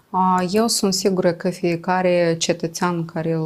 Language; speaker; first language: Romanian; non-native, local second language; Gagauz